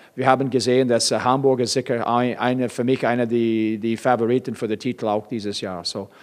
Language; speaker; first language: German; non-native, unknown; English